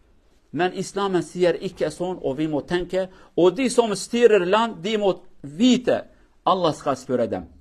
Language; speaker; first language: Norwegian; non-native, learner; Kurdish